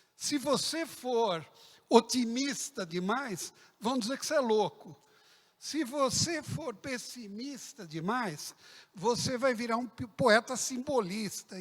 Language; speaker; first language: Portuguese; early bilingual, other home language; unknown